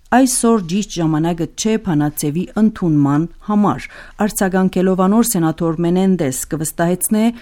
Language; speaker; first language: Armenian; early bilingual, heritage; Armenian